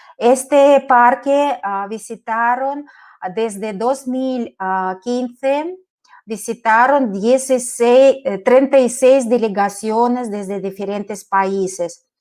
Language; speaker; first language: Spanish; non-native, fluent; Russian